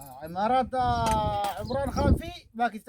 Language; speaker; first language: Arabic; non-native, learner; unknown